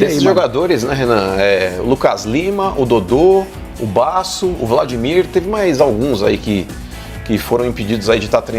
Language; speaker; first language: Portuguese; native; Portuguese